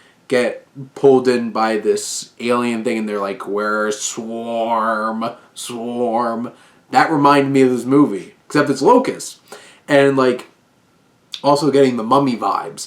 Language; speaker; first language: English; native; English